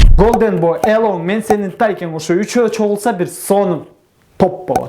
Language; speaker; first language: Kyrgyz; native; Kyrgyz